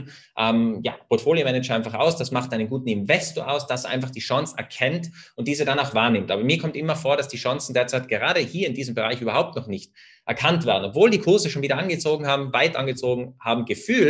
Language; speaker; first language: German; native; German